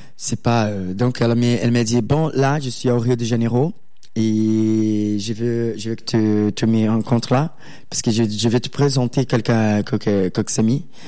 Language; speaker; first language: French; non-native, learner; Portuguese